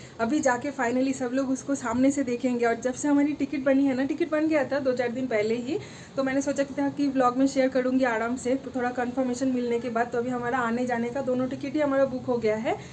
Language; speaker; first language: Hindi; non-native, local second language; Bangla